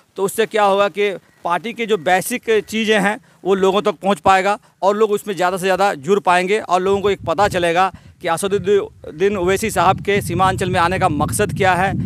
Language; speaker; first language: Hindi; native; Hindi